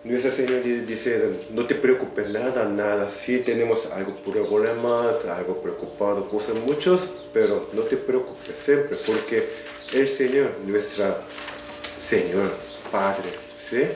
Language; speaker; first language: Spanish; non-native, learner; Korean